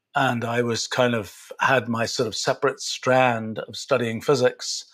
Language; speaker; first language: English; native; English